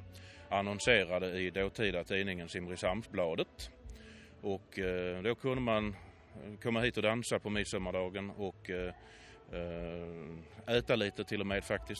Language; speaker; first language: Swedish; native; Swedish